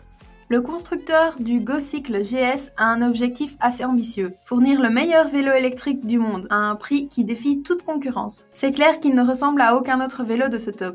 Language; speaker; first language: French; native; French